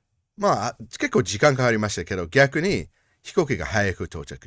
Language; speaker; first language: Japanese; non-native, learner; English